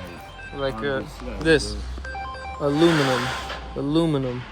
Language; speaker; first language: English; native; English